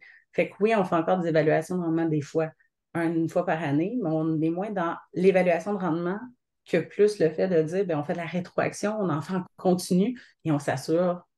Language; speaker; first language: French; native; French